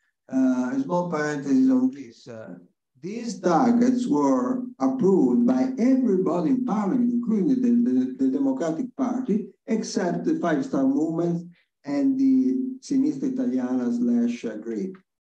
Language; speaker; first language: English; non-native, fluent; Italian